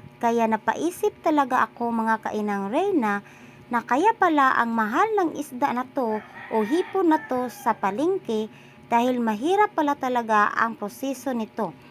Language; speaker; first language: Filipino; non-native, local second language; Cebuano